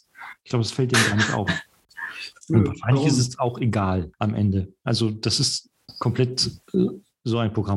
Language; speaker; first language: German; native; German